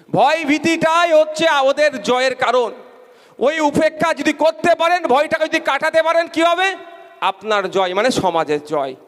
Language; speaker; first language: Bangla; native; Bangla